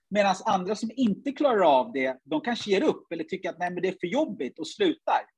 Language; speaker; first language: Swedish; early bilingual, other home language; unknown